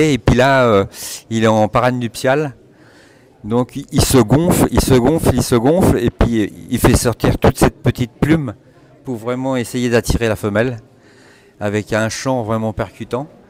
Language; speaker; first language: French; native; French